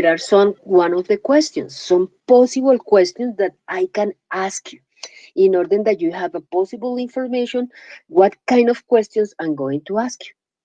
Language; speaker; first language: English; non-native, fluent; Spanish